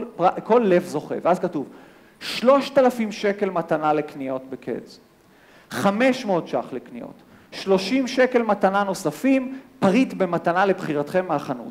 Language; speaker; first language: Hebrew; native; Hebrew